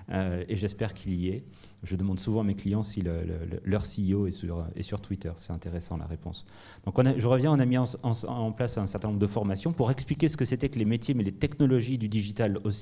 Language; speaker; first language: French; native; French